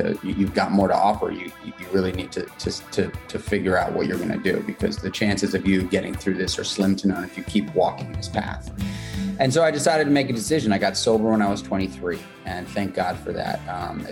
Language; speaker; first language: English; native; English